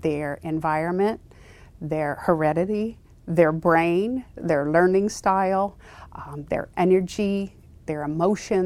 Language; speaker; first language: English; native; English